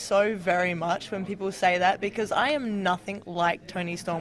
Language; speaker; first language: English; native; English